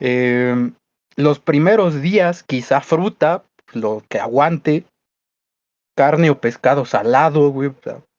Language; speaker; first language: Spanish; native; Spanish